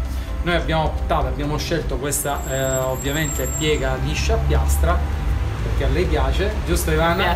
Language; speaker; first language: Italian; native; Italian